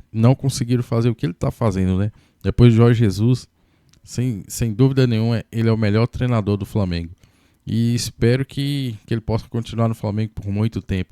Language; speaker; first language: Portuguese; native; Portuguese